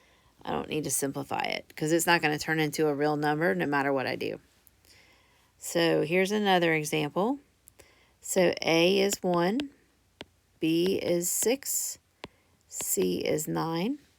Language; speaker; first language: English; native; English